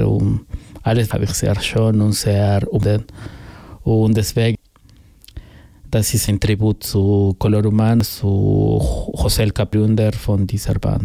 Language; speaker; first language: German; non-native, learner; Spanish